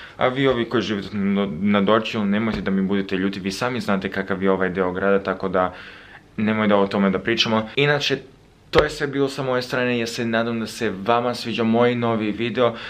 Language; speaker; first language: Serbian; early bilingual, heritage; Serbian